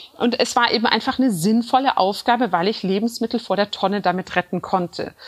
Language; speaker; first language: German; early bilingual, other home language; Turkish